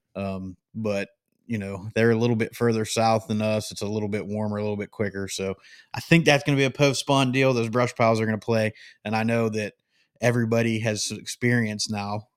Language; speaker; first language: English; native; English